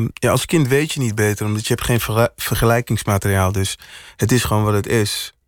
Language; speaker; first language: Dutch; early bilingual, other home language; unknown